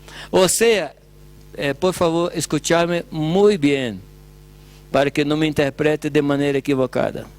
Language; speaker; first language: Spanish; non-native, fluent; Portuguese